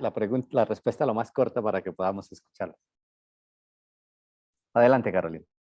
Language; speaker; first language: Spanish; native; Spanish